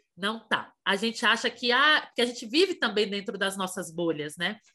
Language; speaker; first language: Portuguese; native; Portuguese